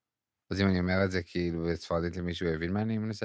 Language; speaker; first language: Hebrew; native; Hebrew